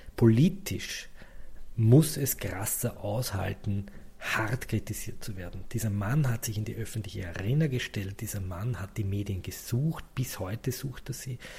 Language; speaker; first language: German; native; German